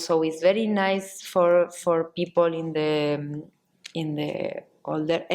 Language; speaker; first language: English; non-native, learner; Spanish